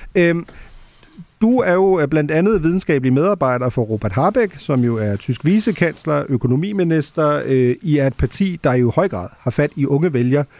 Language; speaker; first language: Danish; early bilingual, heritage; Danish